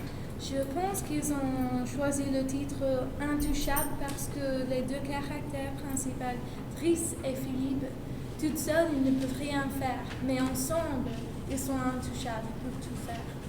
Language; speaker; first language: French; non-native, learner; English